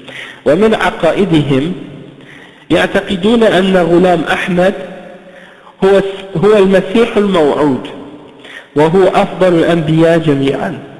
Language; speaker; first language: Arabic; non-native, fluent; French